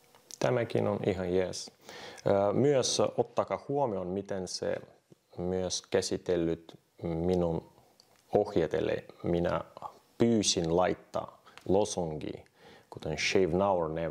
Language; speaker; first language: Finnish; non-native, fluent; Russian